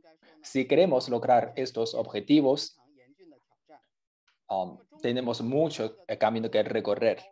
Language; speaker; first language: Spanish; non-native, fluent; Chinese